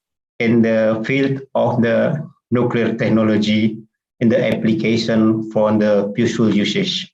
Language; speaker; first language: English; non-native, fluent; Indonesian